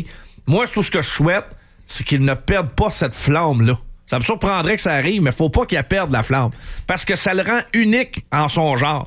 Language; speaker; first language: French; native; French